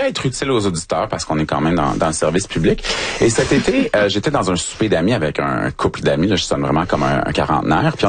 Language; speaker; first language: French; native; French